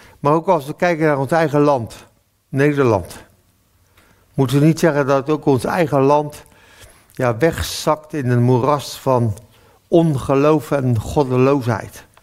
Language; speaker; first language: Dutch; native; Dutch